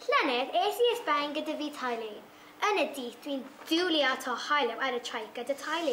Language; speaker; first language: Welsh; non-native, learner; English